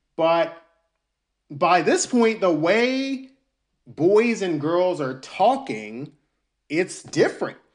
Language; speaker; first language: English; early bilingual, other home language; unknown